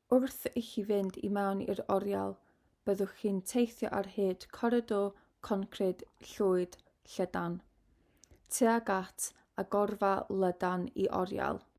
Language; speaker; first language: Welsh; non-native, local second language; English